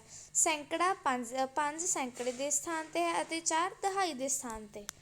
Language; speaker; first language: Hindi; non-native, local second language; Punjabi